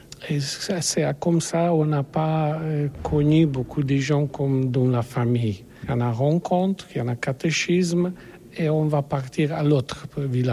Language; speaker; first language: French; non-native, learner; Polish